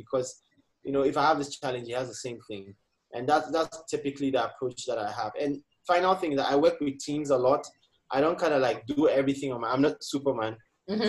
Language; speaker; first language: English; non-native, local second language; Akan